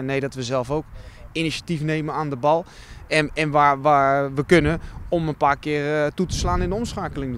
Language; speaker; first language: Dutch; native; Dutch